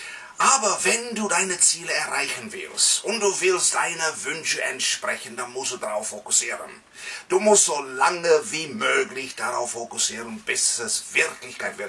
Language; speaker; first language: German; non-native, fluent; English